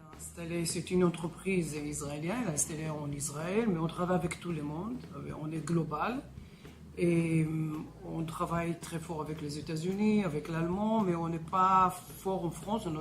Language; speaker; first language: French; non-native, learner; Hebrew